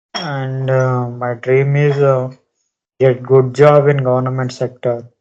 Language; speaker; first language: English; non-native, learner; Telugu